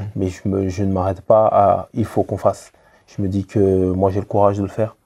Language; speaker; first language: French; native; French